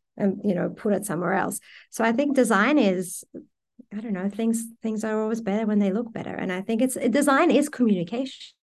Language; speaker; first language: English; early bilingual, other home language; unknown